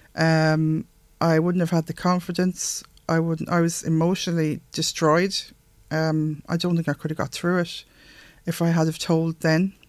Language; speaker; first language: English; native; English